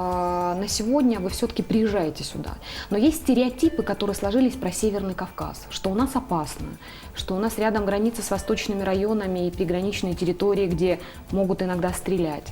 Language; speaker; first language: Russian; native; Russian